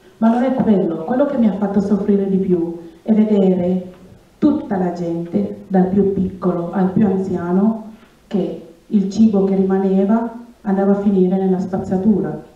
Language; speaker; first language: Italian; non-native, fluent; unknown